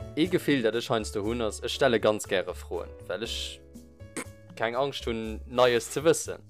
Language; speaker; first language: Luxembourgish; early bilingual, other home language; English